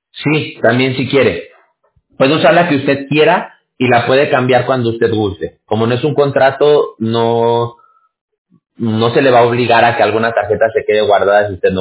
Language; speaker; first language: Spanish; native; Spanish